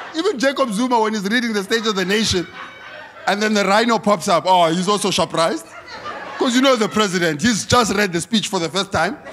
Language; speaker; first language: English; non-native, local second language; Xhosa